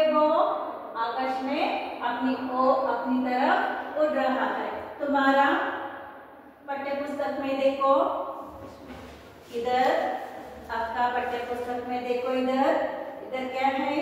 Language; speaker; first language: Hindi; non-native, local second language; Kannada